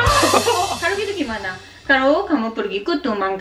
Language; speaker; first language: Indonesian; non-native, fluent; Japanese